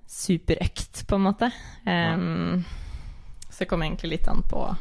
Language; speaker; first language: Norwegian; early bilingual, other home language; English